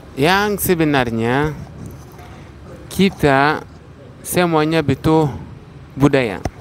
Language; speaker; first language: Indonesian; non-native, learner; Arabic